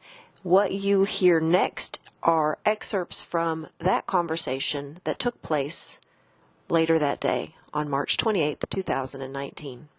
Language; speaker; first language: English; native; English